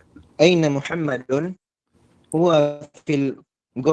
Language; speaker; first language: Arabic; non-native, learner; Filipino